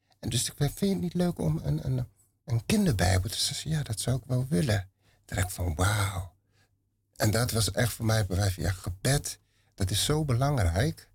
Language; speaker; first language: Dutch; native; Dutch